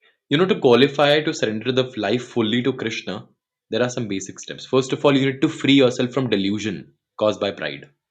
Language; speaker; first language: English; non-native, local second language; Hindi